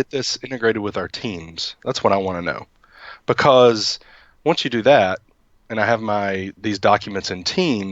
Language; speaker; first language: English; native; English